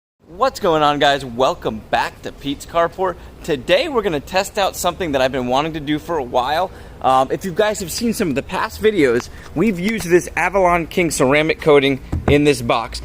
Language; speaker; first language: English; native; English